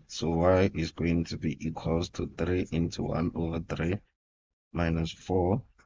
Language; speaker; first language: English; non-native, local second language; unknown